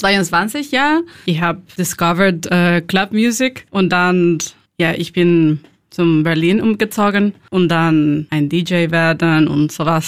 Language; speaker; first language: German; non-native, learner; Spanish